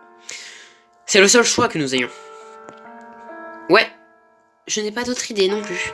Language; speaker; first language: French; native; French